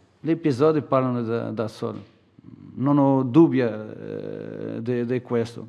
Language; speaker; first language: Italian; non-native, fluent; Portuguese